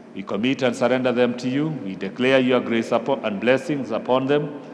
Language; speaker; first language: English; non-native, local second language; Kikuyu